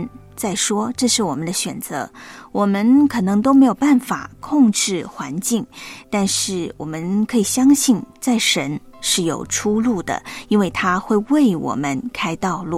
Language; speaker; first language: Chinese; native; Chinese